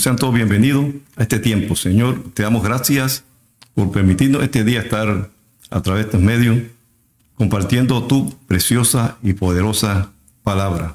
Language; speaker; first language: Spanish; native; Spanish